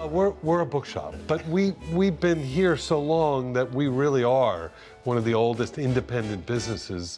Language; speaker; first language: English; native; English